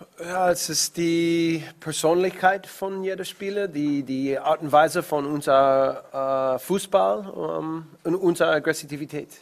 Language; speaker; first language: German; non-native, learner; English